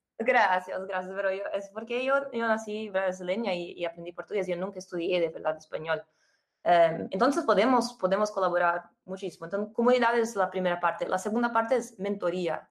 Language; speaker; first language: Spanish; non-native, fluent; Portuguese